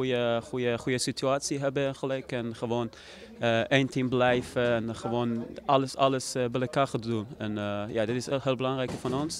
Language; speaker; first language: Dutch; non-native, learner; Persian